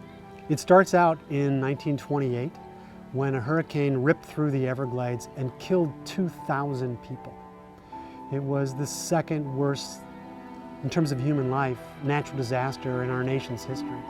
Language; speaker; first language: English; native; English